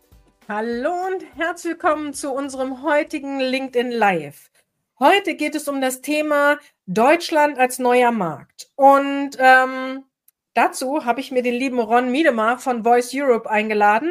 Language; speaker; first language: German; native; German